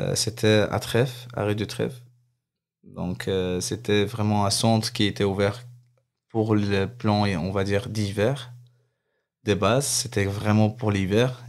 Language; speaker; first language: French; non-native, fluent; Arabic